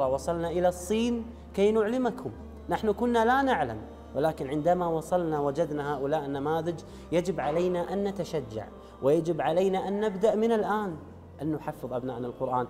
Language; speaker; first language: Arabic; native; Arabic